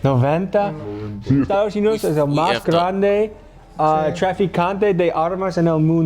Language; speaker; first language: Spanish; non-native, learner; English